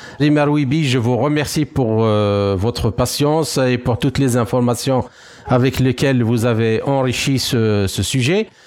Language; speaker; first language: French; non-native, local second language; Arabic